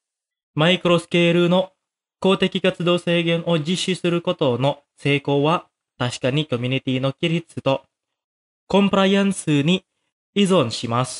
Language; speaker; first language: Japanese; non-native, fluent; Indonesian